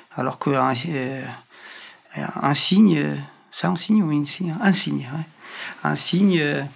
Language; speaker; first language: French; non-native, fluent; Polish